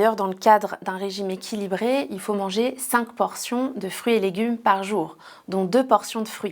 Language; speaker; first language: French; native; French